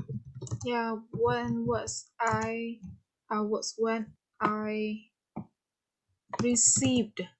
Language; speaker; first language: English; non-native, fluent; Vietnamese